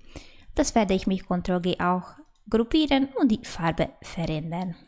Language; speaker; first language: German; non-native, fluent; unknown